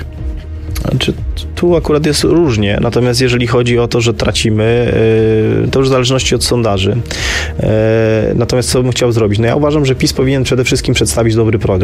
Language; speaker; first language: Polish; native; Polish